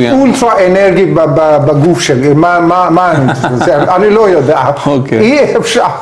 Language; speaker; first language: Hebrew; non-native, learner; Persian